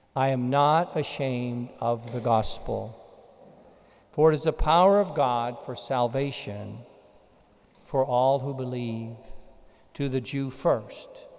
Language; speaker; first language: English; native; English